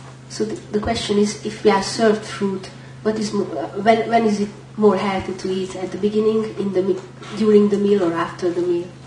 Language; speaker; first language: English; non-native, fluent; Hungarian